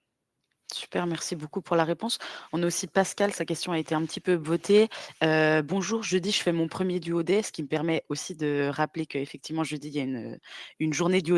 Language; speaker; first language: French; native; French